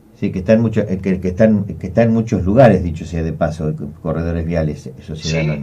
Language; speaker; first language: Spanish; native; Spanish